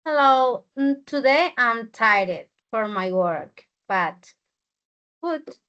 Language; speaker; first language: English; non-native, learner; Spanish